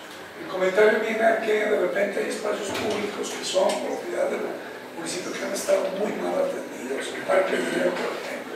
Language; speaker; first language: Spanish; native; Spanish